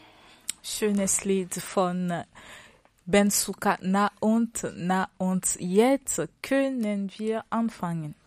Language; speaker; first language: German; non-native, learner; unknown